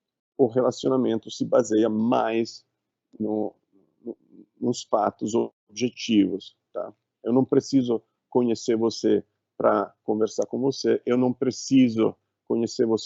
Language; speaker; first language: Portuguese; non-native, fluent; Italian